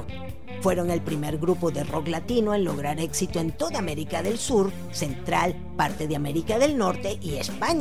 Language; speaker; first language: Spanish; native; Spanish